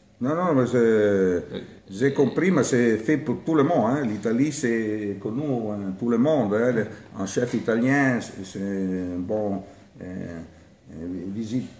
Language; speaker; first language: French; non-native, learner; Italian